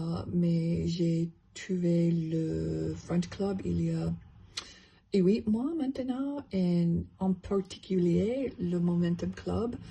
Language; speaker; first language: French; non-native, learner; English